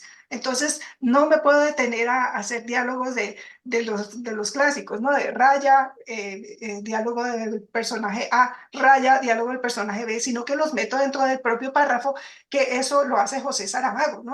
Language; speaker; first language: Spanish; native; Spanish